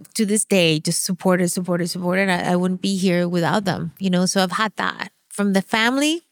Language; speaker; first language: English; non-native, fluent; Spanish